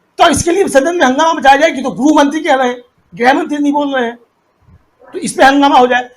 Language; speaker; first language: Hindi; native; Hindi